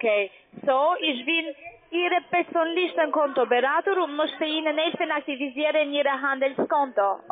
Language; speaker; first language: German; non-native, learner; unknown